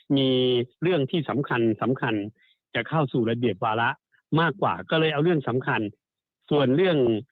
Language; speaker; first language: Thai; native; Thai